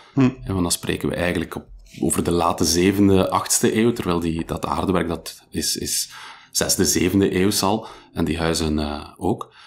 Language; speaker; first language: Dutch; native; Dutch